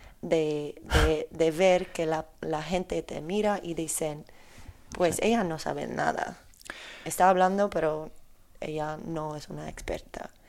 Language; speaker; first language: Spanish; non-native, learner; Polish